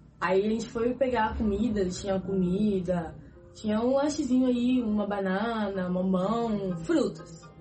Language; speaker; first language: Portuguese; native; Portuguese